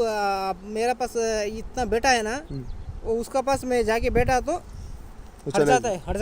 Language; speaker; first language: Hindi; non-native, local second language; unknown